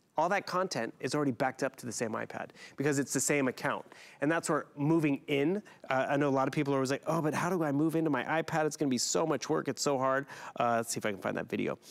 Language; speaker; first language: English; native; English